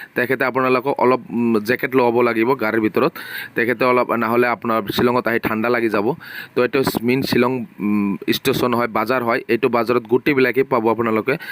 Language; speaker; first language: Assamese; non-native, local second language; Bangla